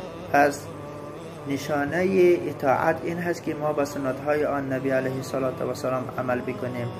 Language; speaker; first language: Persian; native; Persian